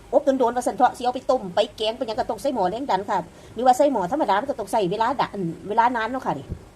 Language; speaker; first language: Thai; native; Thai